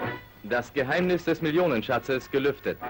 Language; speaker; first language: German; native; German